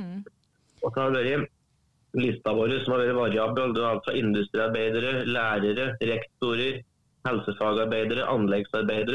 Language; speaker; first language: Norwegian; native; Norwegian